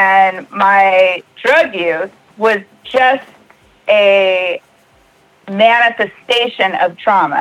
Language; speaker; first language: English; native; English